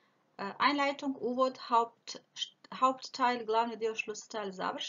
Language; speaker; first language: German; non-native, fluent; Croatian